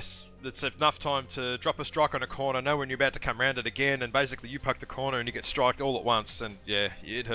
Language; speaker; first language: English; native; English